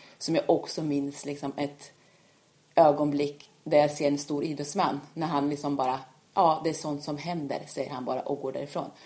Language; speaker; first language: Swedish; native; Swedish